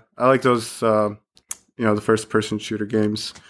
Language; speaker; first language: English; early bilingual, other home language; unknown